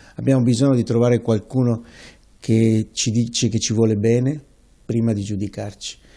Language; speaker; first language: Italian; native; Italian